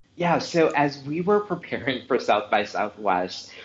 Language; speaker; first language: English; native; English